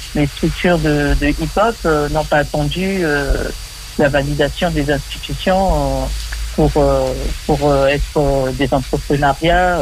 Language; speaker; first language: French; early bilingual, other home language; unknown